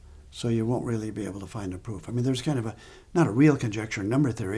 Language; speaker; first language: English; native; English